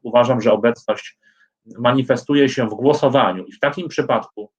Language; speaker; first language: Polish; native; Polish